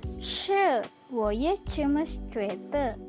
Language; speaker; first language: Chinese; non-native, learner; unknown